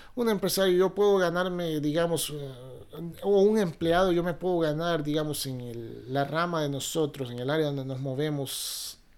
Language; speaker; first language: Spanish; native; Spanish